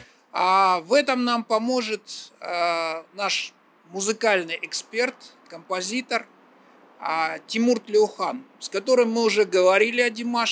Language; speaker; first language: Russian; native; Russian